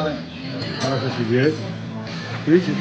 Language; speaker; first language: Russian; non-native, fluent; Armenian